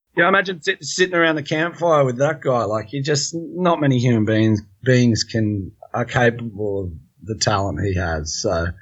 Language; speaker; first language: English; native; English